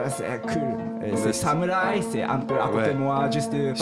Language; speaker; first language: French; non-native, learner; Japanese